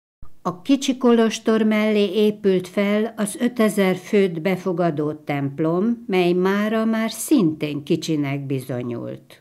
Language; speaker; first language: Hungarian; native; Hungarian